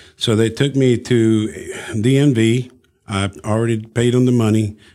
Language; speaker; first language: English; early bilingual, other home language; Spanish